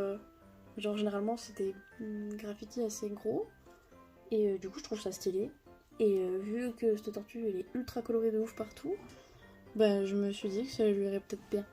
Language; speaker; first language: French; native; French